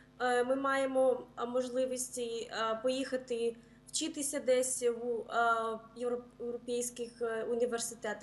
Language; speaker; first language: Ukrainian; early bilingual, heritage; Ukrainian